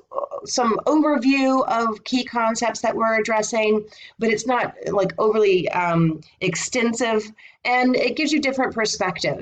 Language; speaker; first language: English; native; English